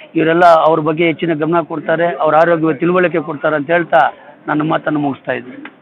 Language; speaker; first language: Kannada; native; Kannada